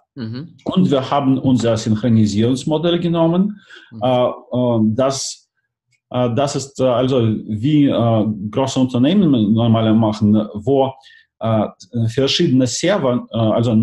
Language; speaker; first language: German; non-native, fluent; Russian